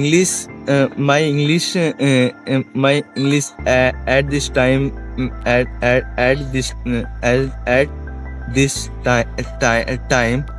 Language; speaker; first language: English; non-native, learner; Hindi